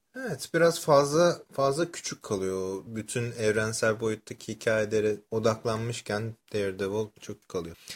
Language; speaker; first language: Turkish; early bilingual, other home language; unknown